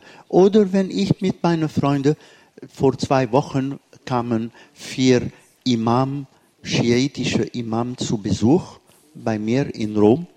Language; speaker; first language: German; non-native, fluent; Arabic